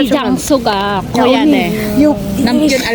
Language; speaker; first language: Korean; non-native, learner; Filipino